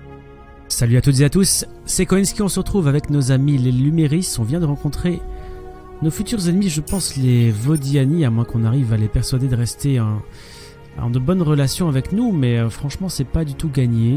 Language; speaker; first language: French; native; French